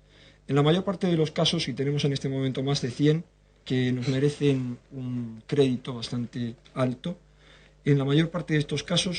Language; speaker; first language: Spanish; native; Spanish